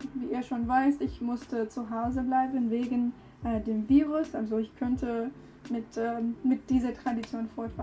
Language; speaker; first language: German; non-native, learner; English